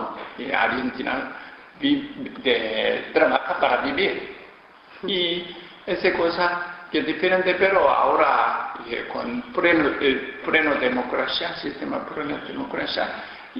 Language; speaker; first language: Spanish; non-native, learner; Korean